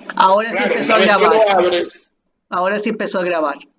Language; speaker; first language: Spanish; native; Spanish